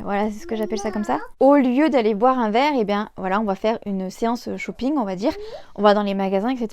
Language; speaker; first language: French; native; French